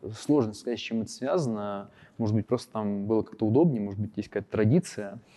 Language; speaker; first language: Russian; native; Russian